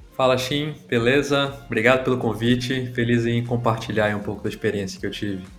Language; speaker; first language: Portuguese; native; Portuguese